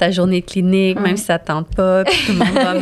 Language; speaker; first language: French; native; French